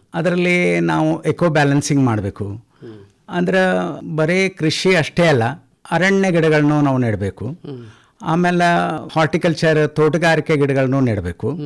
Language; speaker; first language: Kannada; native; Kannada